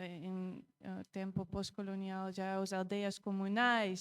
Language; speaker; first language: Portuguese; non-native, fluent; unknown